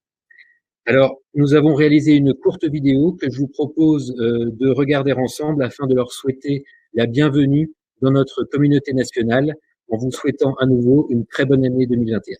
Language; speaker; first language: French; native; French